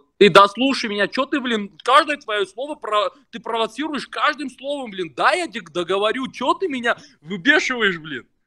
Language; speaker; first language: Russian; non-native, fluent; Armenian